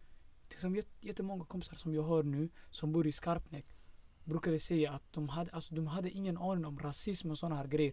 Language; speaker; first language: Swedish; non-native, fluent; Somali